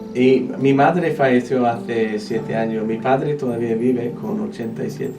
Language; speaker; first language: Spanish; non-native, fluent; English